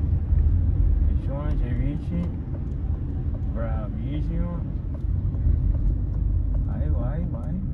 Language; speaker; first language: Italian; non-native, learner; Filipino